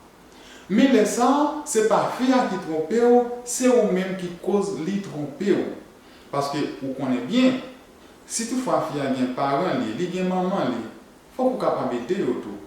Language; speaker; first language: French; non-native, learner; Haitian Creole